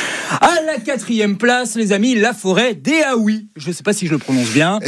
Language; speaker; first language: French; native; French